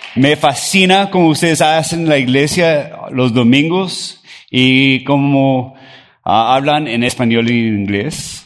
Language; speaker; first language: Spanish; early bilingual, other home language; English